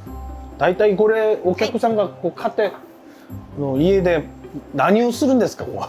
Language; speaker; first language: Japanese; non-native, learner; Korean